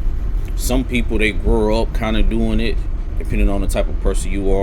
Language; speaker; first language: English; native; English